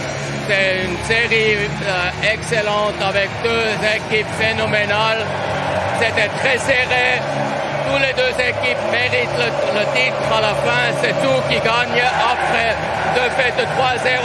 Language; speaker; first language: French; non-native, local second language; German